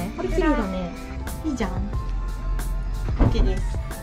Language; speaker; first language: Japanese; native; Japanese